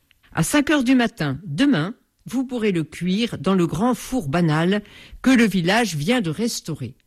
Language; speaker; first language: French; native; French